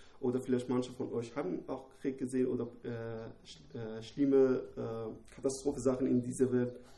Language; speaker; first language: German; non-native, learner; Persian